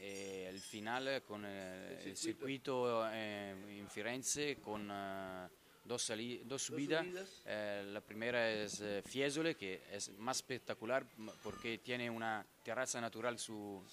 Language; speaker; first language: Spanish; non-native, learner; Italian